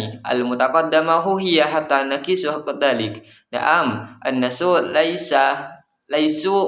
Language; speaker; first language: Arabic; non-native, learner; Indonesian